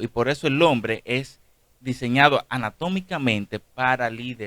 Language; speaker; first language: Spanish; native; Spanish